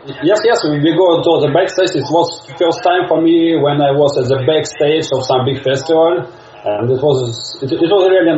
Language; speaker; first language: English; non-native, learner; Russian